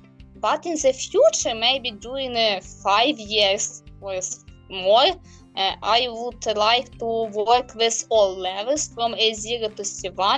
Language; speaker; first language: English; non-native, learner; Ukrainian